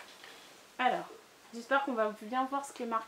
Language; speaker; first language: French; native; French